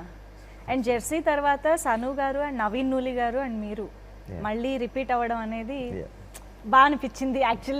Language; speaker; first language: Telugu; native; Telugu